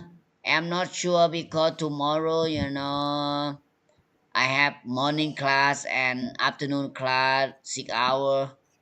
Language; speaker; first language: English; non-native, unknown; Thai